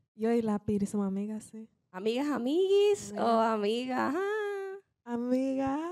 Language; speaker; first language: Spanish; early bilingual, heritage; Spanish